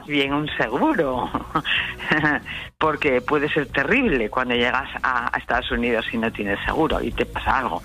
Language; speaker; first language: Spanish; native; Spanish